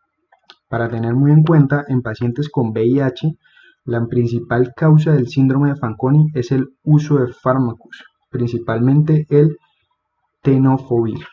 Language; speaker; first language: Spanish; native; Spanish